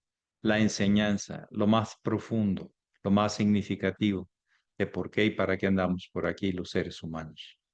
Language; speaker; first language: Spanish; native; Spanish